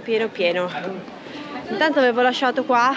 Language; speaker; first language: Italian; native; Italian